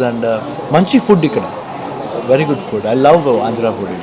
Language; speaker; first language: Telugu; non-native, learner; Kannada